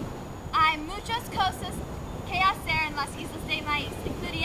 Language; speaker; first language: Spanish; non-native, learner; English